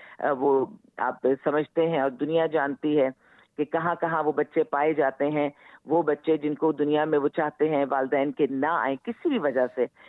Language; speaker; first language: Urdu; native; Urdu